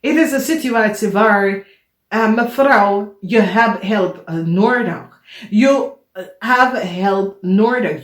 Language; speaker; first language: Dutch; non-native, learner; English